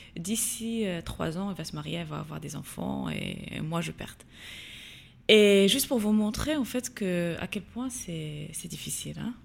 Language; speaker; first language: French; non-native, local second language; Tachelhit